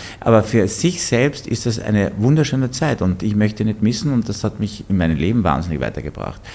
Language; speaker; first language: German; native; German